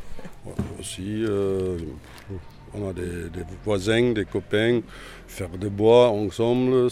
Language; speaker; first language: French; non-native, learner; German